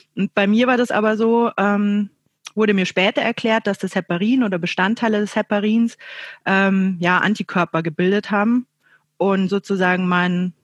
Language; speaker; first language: German; native; German